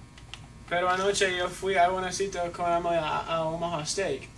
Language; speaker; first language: Spanish; non-native, learner; English